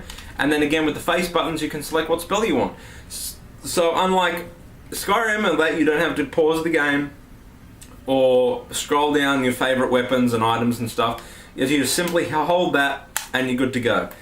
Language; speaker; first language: English; native; English